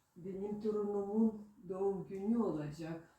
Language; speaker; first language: Turkish; non-native, learner; Russian